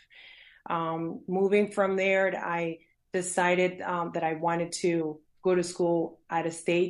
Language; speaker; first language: English; early bilingual, other home language; Spanish